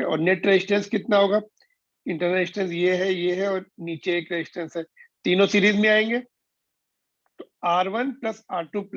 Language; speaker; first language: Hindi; non-native, local second language; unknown